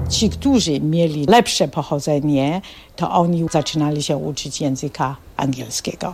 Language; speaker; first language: Polish; non-native, fluent; Chinese